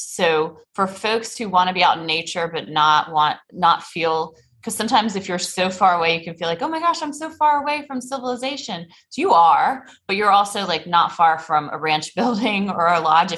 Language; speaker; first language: English; native; English